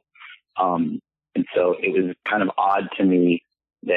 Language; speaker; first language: English; native; English